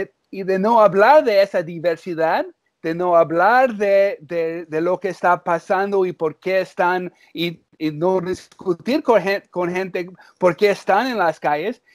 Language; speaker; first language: Spanish; early bilingual, heritage; English